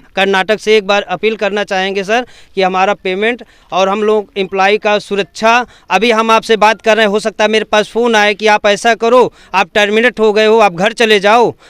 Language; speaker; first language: Hindi; native; Hindi